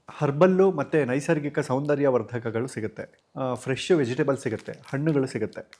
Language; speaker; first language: Kannada; native; Kannada